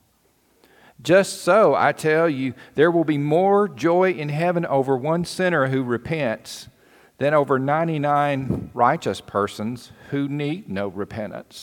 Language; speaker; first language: English; native; English